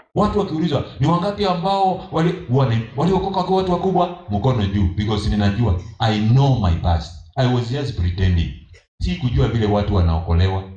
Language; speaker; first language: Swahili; non-native, local second language; Kamba